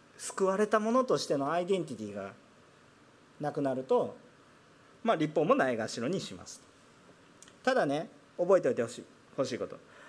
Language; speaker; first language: Japanese; non-native, fluent; Korean